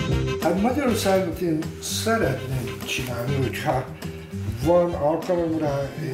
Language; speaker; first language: Hungarian; early bilingual, heritage; Hungarian